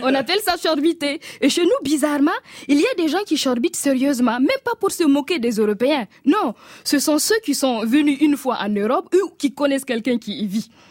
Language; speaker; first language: French; non-native, local second language; Mossi